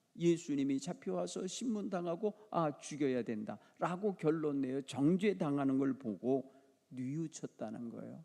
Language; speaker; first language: Korean; native; Korean